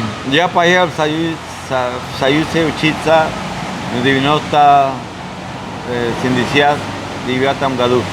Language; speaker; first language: Russian; non-native, learner; Spanish